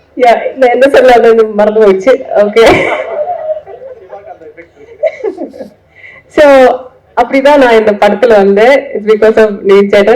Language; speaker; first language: Tamil; non-native, learner; Malayalam